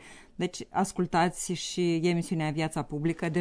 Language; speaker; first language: Romanian; native; Romanian